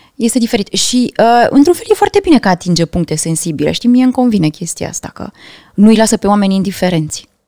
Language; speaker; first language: Romanian; native; Romanian